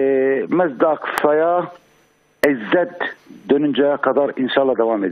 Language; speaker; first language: Turkish; non-native, fluent; Arabic